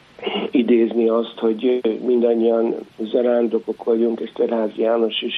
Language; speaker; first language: Hungarian; native; Hungarian